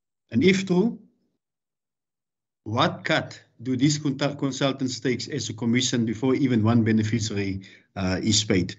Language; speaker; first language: English; non-native, local second language; Afrikaans